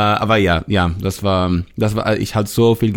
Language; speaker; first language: German; non-native, learner; Hebrew